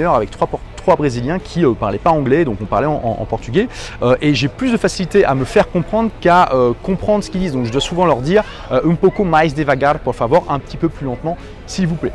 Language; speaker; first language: French; native; French